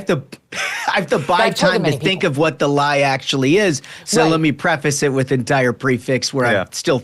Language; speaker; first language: English; native; English